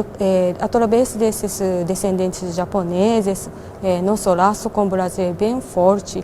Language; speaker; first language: Portuguese; non-native, fluent; Japanese